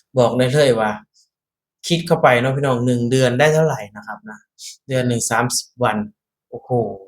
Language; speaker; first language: Thai; native; Thai